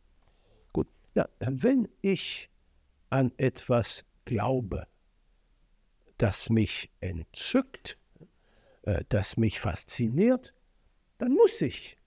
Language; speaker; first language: German; non-native, fluent; French